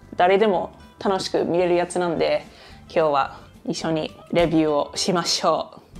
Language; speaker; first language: Japanese; non-native, fluent; English